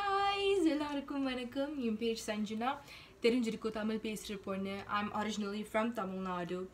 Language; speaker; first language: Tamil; early bilingual, heritage; Tamil